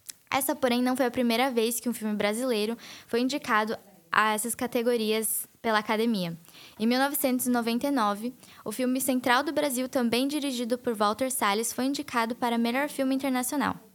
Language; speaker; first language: Portuguese; native; Portuguese